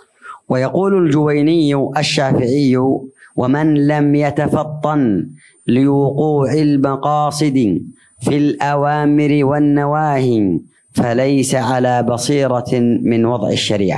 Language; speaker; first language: Arabic; native; Arabic